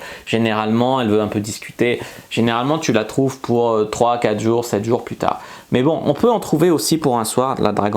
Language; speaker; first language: French; native; French